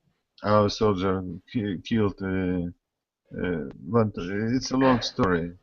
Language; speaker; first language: English; non-native, learner; Russian